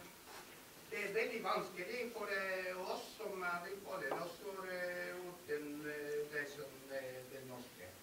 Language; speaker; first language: Norwegian; non-native, learner; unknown